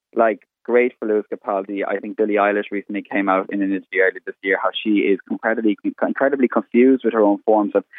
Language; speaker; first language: English; native; English